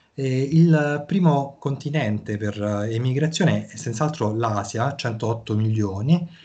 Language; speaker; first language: Italian; native; Italian